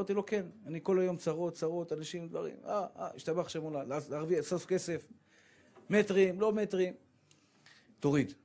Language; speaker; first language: Hebrew; native; Hebrew